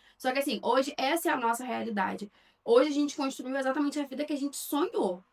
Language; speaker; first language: Portuguese; native; Portuguese